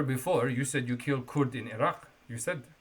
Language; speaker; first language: English; non-native, fluent; Kurdish